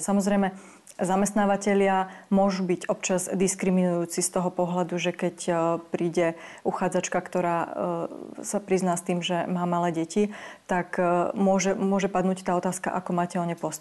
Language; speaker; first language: Slovak; native; Slovak